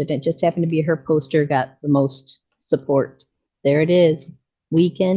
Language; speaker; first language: English; native; English